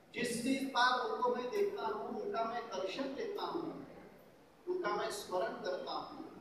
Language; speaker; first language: Hindi; non-native, local second language; Marathi